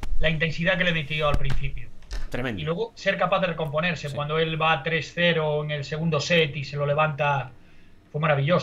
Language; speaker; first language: Spanish; native; Spanish